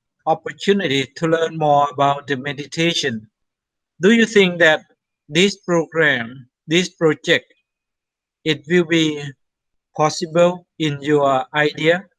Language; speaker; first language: English; non-native, fluent; Thai